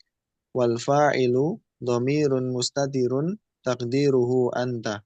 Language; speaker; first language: Arabic; non-native, learner; Indonesian